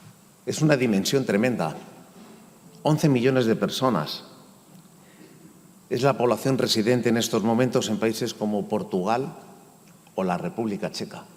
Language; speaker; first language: Spanish; native; Spanish